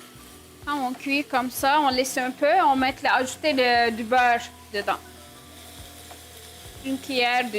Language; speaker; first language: French; non-native, learner; Turkish